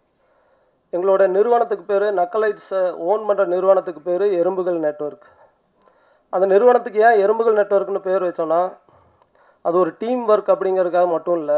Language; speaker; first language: Tamil; native; Tamil